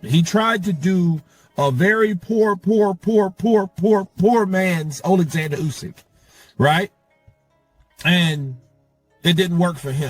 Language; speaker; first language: English; native; English